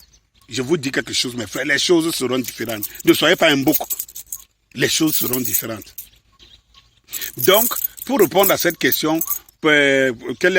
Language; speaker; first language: French; native; French